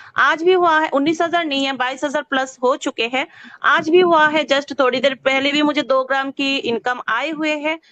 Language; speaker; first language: Hindi; non-native, local second language; Bangla